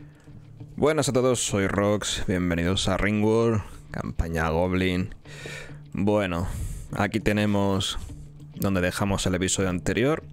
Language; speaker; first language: Spanish; native; Spanish